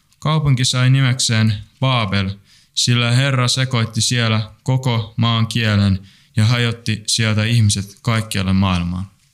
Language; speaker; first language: Finnish; native; Finnish